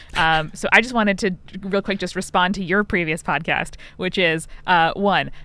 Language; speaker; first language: English; native; English